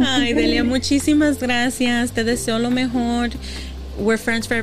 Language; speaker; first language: Spanish; early bilingual, heritage; Spanish